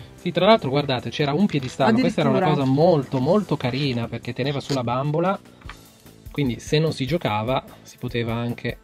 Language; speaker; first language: Italian; native; Italian